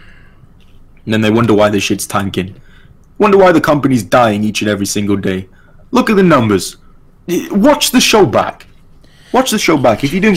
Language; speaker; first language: English; native; English